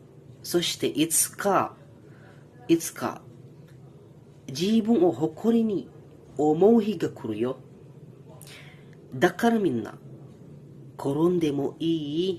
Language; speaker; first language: Japanese; non-native, learner; Indonesian